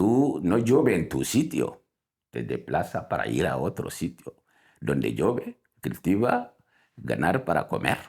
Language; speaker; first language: Spanish; non-native, fluent; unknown